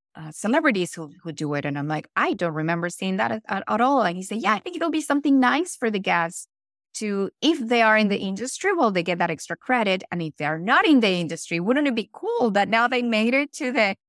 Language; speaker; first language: English; non-native, fluent; Spanish